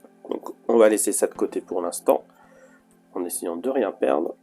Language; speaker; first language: French; native; French